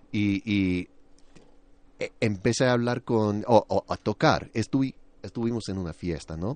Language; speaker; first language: Spanish; early bilingual, other home language; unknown